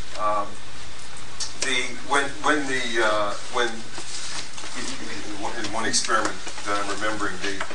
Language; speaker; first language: English; native; English